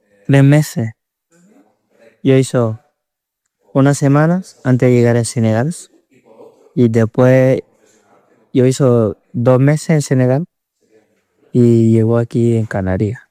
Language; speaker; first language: Spanish; non-native, learner; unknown